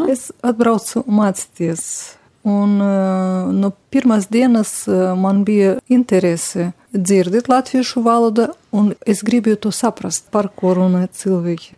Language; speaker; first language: Latvian; non-native, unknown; Romanian